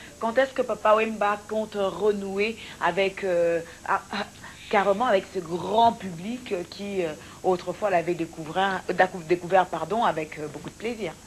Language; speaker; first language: French; non-native, local second language; Lingala